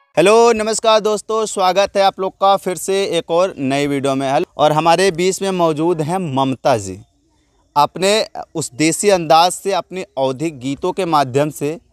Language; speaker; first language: Hindi; native; Hindi